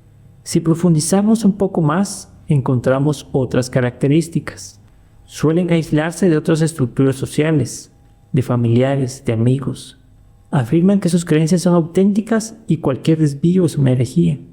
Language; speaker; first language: Spanish; native; Spanish